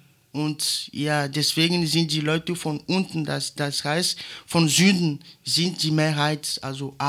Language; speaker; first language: German; non-native, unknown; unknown